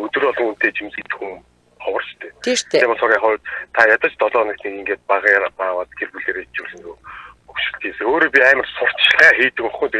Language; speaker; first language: Mongolian; native; Mongolian